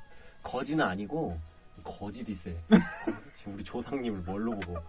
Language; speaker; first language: Korean; native; Korean